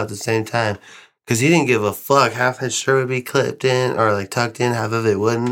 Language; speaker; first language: English; native; English